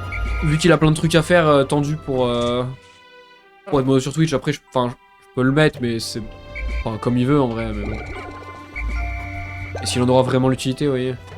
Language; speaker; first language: French; native; French